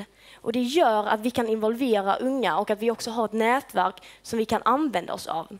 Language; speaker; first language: Swedish; native; Swedish